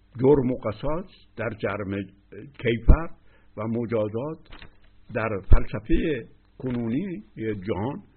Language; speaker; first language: Persian; native; Persian